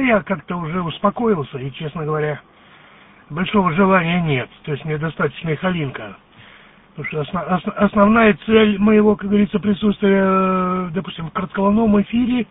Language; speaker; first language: Russian; native; Russian